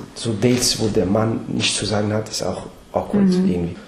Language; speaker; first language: German; non-native, fluent; French